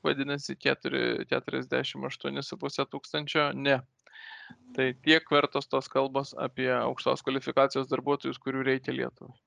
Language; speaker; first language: Lithuanian; native; Lithuanian